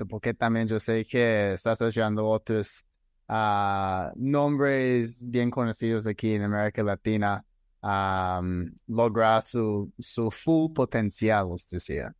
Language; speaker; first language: Spanish; non-native, fluent; English